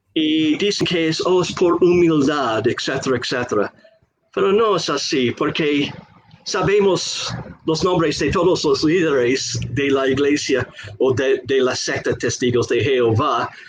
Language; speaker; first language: Spanish; non-native, fluent; English